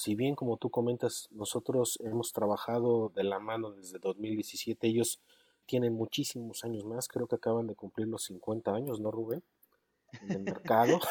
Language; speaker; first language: Spanish; native; Spanish